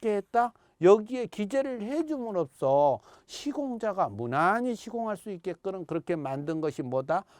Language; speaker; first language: Korean; native; Korean